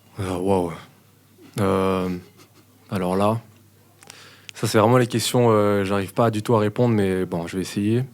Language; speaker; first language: French; native; French